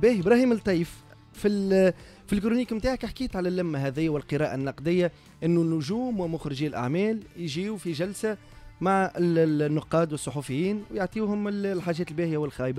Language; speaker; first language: Arabic; native; Arabic